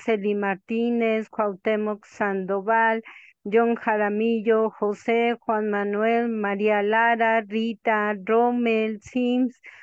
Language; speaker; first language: Spanish; native; Spanish